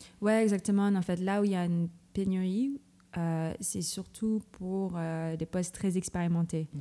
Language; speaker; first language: French; non-native, fluent; Filipino